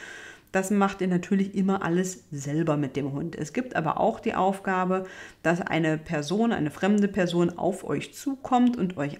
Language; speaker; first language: German; native; German